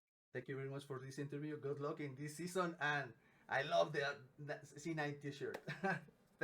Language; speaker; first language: English; non-native, learner; Spanish